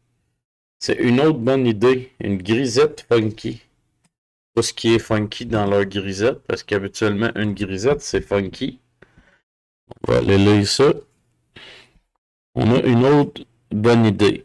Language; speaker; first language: French; native; French